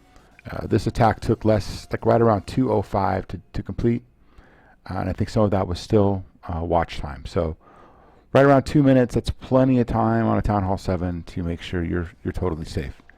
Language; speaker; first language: English; native; English